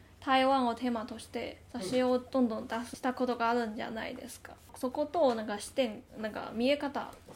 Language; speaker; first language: Japanese; non-native, fluent; Chinese